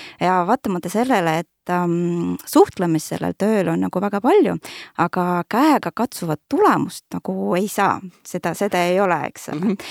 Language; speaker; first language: Estonian; non-native, local second language; Russian